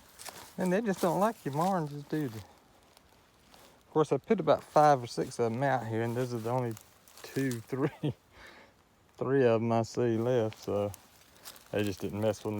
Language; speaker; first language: English; native; English